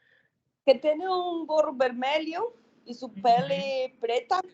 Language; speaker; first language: Portuguese; non-native, learner; Spanish